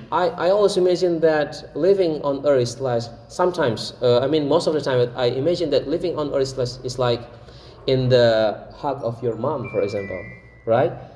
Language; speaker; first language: English; non-native, fluent; Achinese